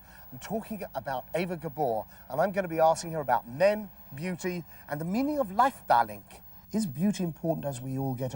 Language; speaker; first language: English; native; English